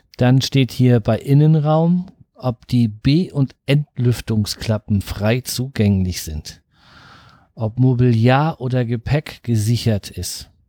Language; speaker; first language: German; native; German